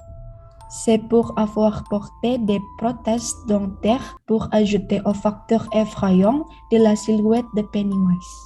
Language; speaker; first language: French; non-native, learner; Indonesian